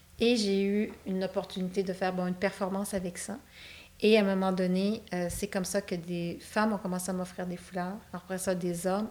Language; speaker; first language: French; native; French